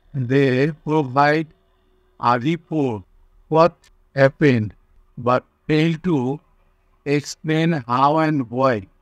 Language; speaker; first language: English; non-native, local second language; Bangla